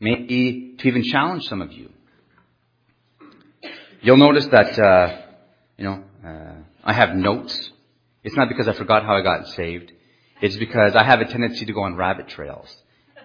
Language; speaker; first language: English; non-native, fluent; French